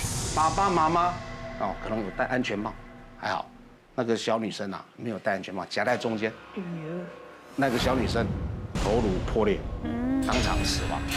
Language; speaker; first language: Chinese; native; Chinese